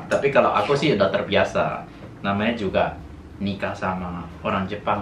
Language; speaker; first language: Indonesian; native; Indonesian